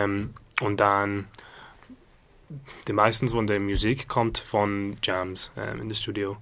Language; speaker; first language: German; non-native, learner; English